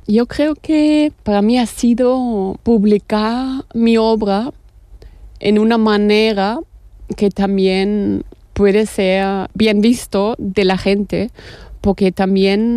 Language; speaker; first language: Spanish; non-native, fluent; German